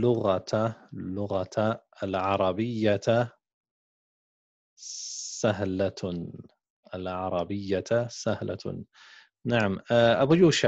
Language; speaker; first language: Arabic; non-native, fluent; English